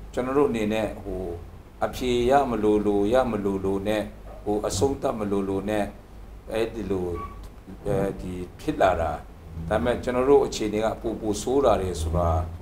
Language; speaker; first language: Burmese; non-native, local second language; Kachin